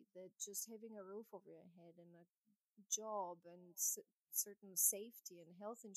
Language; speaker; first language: English; non-native, fluent; Croatian